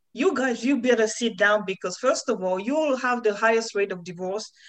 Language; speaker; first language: English; non-native, fluent; French